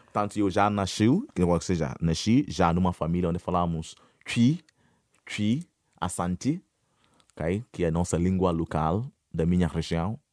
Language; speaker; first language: Portuguese; non-native, fluent; Akan